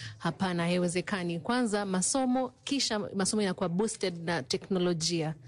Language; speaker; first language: Swahili; non-native, local second language; Luo (Kenya and Tanzania)